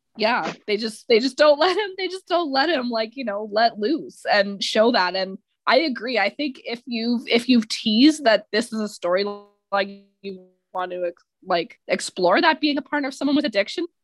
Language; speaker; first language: English; native; English